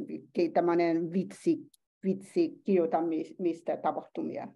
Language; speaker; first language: Finnish; non-native, learner; Chinese